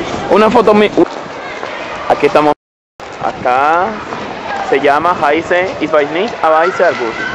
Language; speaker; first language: Spanish; native; Spanish